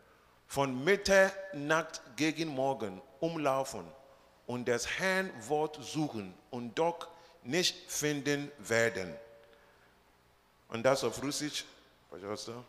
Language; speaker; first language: German; non-native, learner; Russian